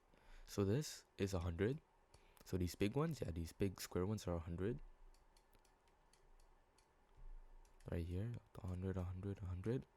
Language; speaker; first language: English; native; English